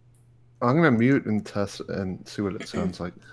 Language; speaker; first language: English; native; English